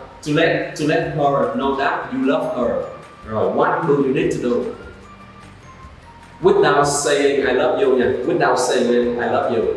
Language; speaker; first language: English; non-native, learner; Vietnamese